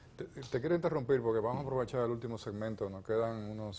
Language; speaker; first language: Spanish; native; Spanish